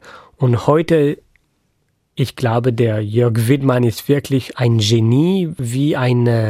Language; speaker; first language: German; non-native, fluent; French